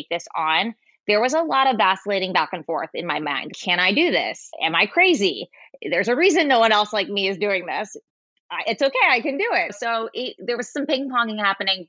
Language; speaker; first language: English; native; English